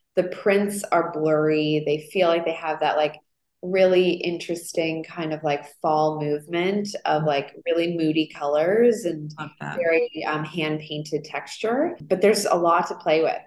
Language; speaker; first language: English; native; English